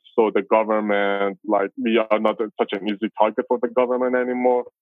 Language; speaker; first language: English; non-native, fluent; Persian